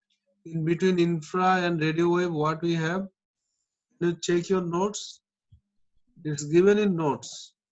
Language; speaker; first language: English; non-native, local second language; Bangla